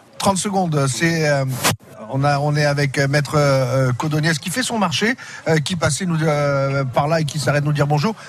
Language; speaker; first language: French; native; French